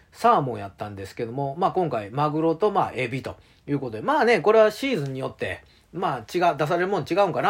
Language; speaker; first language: Japanese; native; Japanese